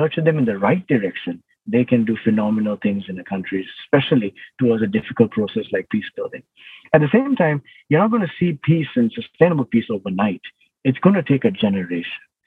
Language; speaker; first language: English; non-native, local second language; Sinhala